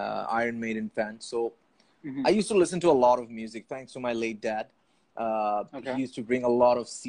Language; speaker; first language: English; non-native, local second language; Bangla